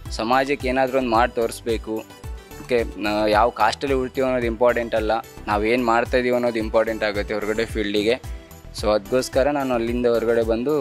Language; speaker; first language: Kannada; non-native, local second language; Lambadi